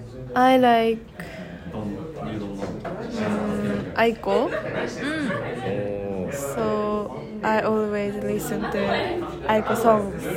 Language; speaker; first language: English; non-native, learner; Japanese